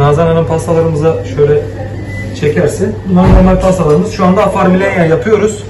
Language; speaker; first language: Turkish; native; Turkish